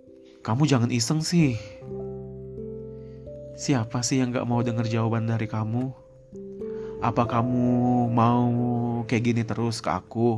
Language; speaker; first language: Indonesian; native; Indonesian